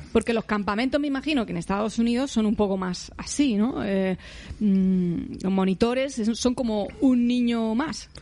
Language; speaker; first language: Spanish; native; Spanish